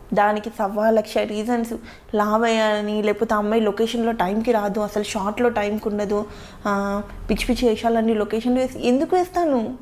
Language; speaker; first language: Telugu; native; Telugu